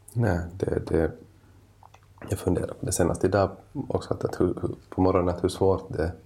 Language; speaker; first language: Swedish; non-native, local second language; Finnish